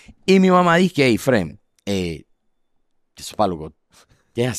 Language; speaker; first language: Spanish; native; Spanish